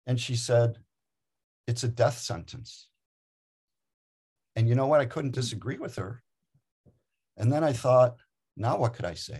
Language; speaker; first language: English; native; English